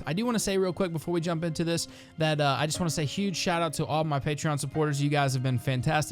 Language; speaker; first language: English; native; English